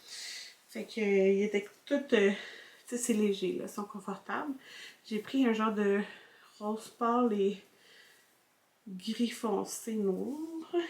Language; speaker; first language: French; native; French